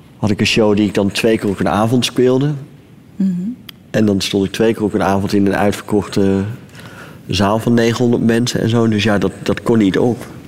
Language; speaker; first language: Dutch; native; Dutch